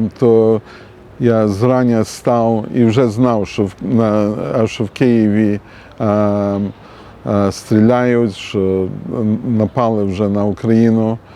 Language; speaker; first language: Ukrainian; early bilingual, heritage; Ukrainian